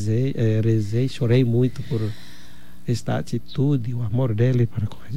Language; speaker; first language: Portuguese; non-native, fluent; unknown